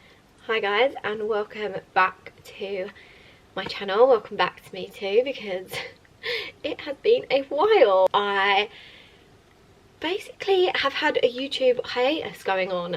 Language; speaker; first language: English; native; English